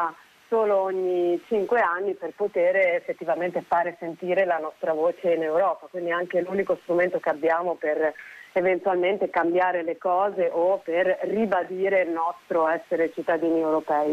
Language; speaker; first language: Italian; native; Italian